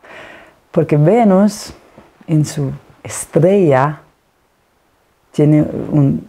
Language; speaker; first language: Spanish; non-native, fluent; Danish